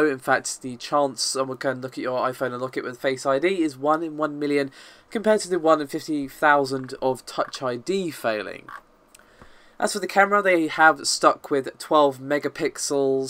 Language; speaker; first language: English; native; English